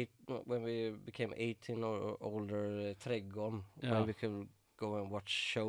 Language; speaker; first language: English; non-native, fluent; Swedish